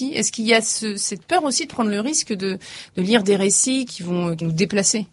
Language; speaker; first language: French; native; French